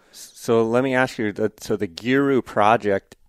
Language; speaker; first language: English; native; English